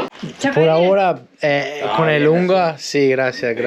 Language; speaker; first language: Spanish; non-native, learner; English